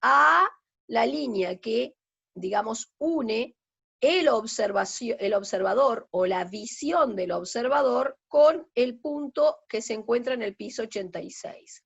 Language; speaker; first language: Spanish; native; Spanish